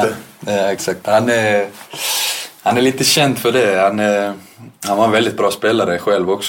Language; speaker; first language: Swedish; non-native, fluent; Icelandic